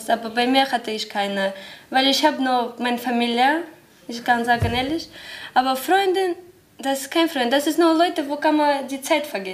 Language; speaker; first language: German; non-native, learner; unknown